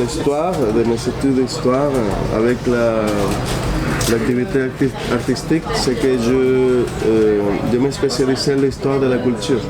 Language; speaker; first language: French; non-native, fluent; Spanish